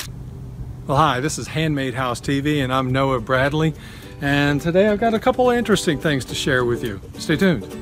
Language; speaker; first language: English; native; English